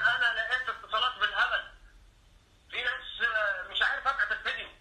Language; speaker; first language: Arabic; native; Arabic